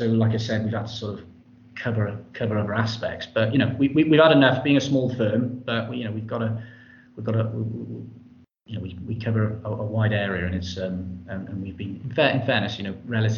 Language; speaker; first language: English; native; English